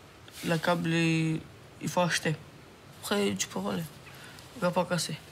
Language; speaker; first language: French; early bilingual, other home language; Romanian